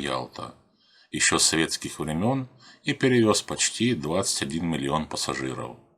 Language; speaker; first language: Russian; native; Russian